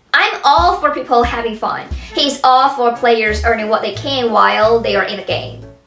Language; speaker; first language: English; non-native, fluent; Chinese